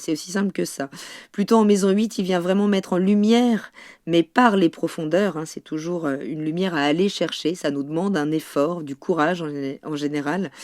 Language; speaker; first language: French; native; French